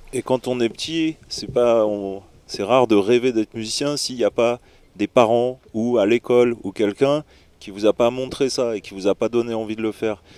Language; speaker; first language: French; native; French